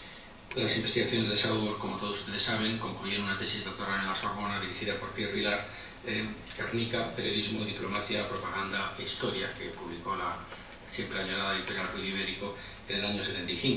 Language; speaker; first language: Spanish; native; Spanish